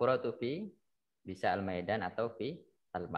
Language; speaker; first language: Arabic; non-native, fluent; Indonesian